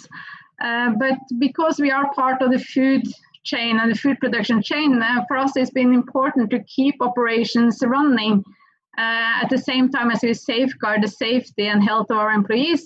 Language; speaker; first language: English; non-native, fluent; Norwegian